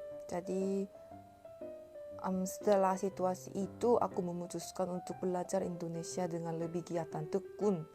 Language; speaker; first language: Indonesian; non-native, learner; Korean